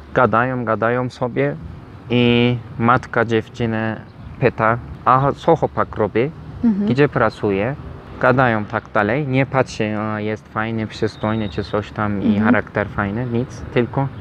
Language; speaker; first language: Polish; non-native, learner; Turkish